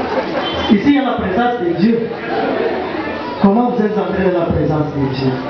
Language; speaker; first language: French; non-native, local second language; Swahili